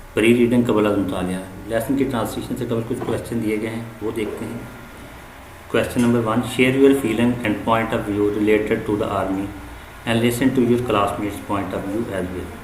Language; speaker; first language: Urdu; non-native, local second language; Punjabi